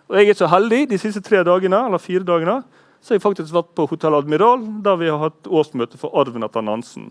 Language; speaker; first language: Norwegian; native; Norwegian